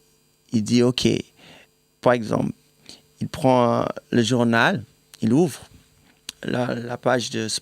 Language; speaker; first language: French; non-native, fluent; German